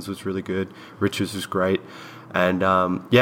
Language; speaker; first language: English; native; English